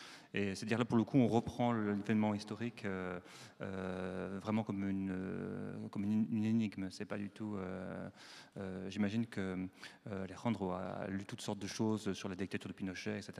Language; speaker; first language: French; native; French